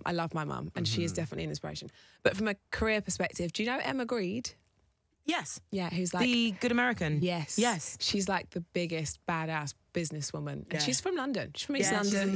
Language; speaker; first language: English; native; English